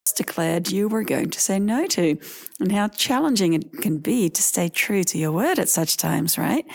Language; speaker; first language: English; early bilingual, other home language; Dutch